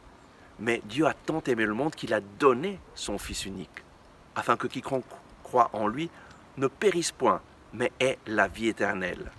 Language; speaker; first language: French; native; French